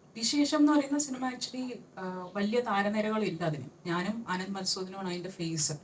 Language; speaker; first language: Malayalam; native; Malayalam